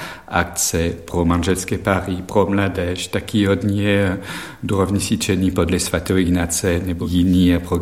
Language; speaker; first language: Czech; non-native, fluent; French